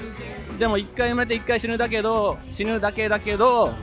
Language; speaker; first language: Japanese; native; Japanese